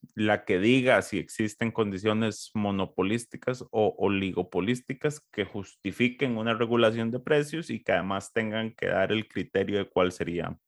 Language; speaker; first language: Spanish; native; Spanish